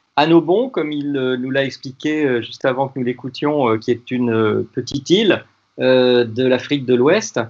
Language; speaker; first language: French; native; French